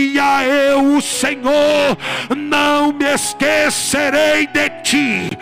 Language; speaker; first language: Portuguese; native; Portuguese